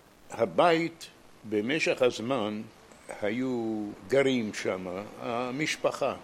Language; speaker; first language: Hebrew; non-native, fluent; Arabic